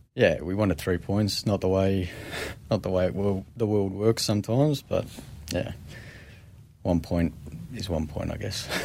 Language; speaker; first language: English; native; English